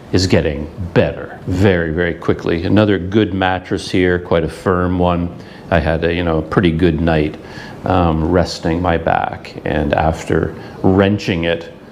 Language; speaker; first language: English; native; English